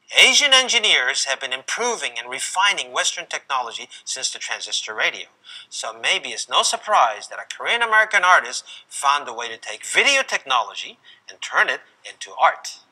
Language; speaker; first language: English; early bilingual, other home language; Korean